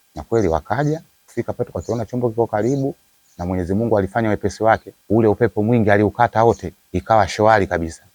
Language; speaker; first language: Swahili; native; Swahili